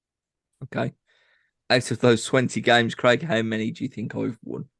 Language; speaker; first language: English; native; English